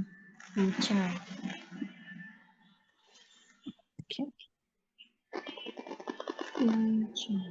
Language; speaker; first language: Chinese; non-native, learner; Indonesian